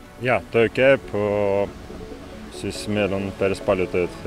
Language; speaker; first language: Estonian; non-native, local second language; Russian